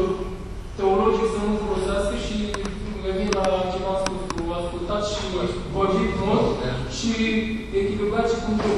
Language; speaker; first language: Romanian; native; Romanian